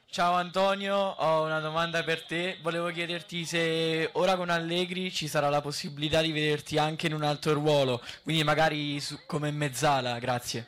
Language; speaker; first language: Italian; native; Italian